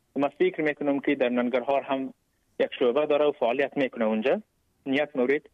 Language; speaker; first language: Persian; native; Persian